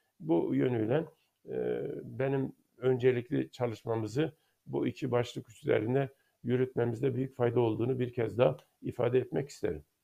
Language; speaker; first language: Turkish; non-native, local second language; Zaza